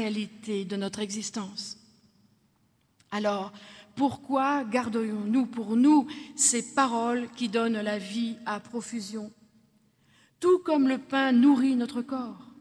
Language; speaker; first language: French; native; French